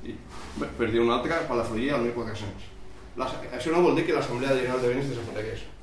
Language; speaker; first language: Catalan; non-native, local second language; Spanish